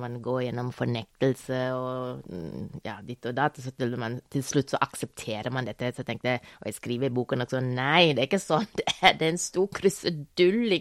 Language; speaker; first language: Norwegian; non-native, fluent; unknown